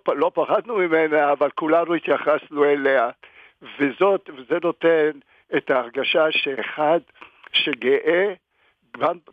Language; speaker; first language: Hebrew; native; Hebrew